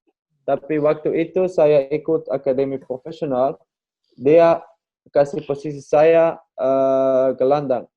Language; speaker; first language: Indonesian; non-native, learner; Dutch